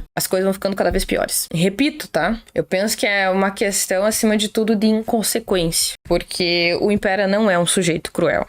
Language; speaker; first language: Portuguese; native; Portuguese